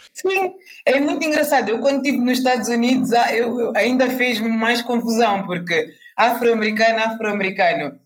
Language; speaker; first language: Portuguese; native; Portuguese